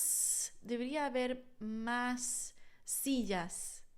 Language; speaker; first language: Spanish; non-native, fluent; English